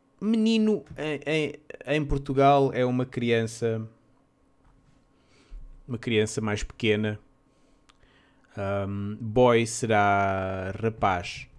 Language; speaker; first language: Portuguese; non-native, fluent; English